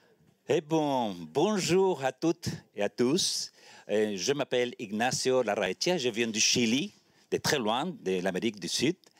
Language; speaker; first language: French; non-native, learner; Spanish